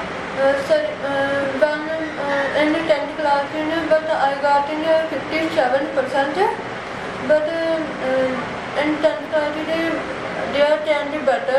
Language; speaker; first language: English; non-native, learner; Punjabi